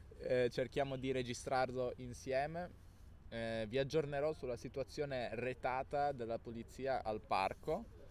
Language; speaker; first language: Italian; native; Italian